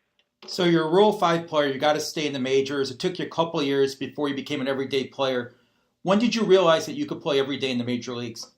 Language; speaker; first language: English; native; English